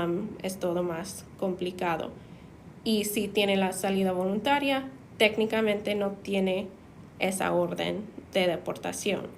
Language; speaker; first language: Spanish; non-native, fluent; English